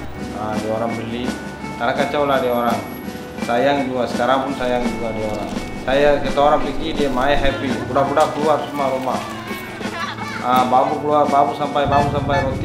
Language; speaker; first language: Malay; non-native, learner; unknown